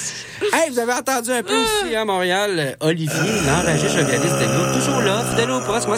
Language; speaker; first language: French; native; French